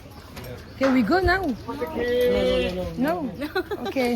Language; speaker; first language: English; non-native, learner; French